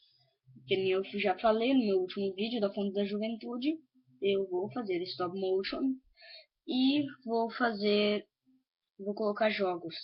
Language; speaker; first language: Portuguese; native; Portuguese